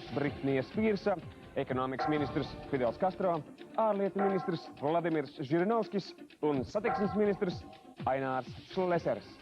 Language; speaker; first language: Latvian; native; Latvian